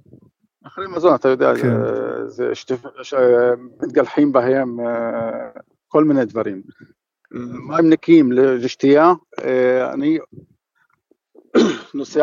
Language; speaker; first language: Hebrew; non-native, fluent; Arabic